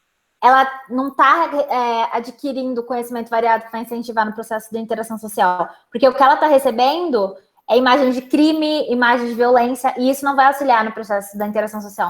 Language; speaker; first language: Portuguese; native; Portuguese